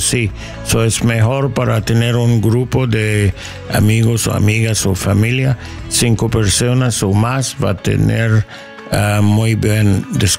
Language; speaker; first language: Spanish; non-native, learner; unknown